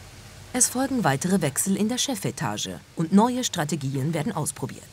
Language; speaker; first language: German; native; German